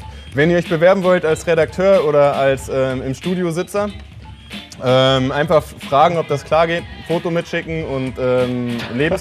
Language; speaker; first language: German; native; German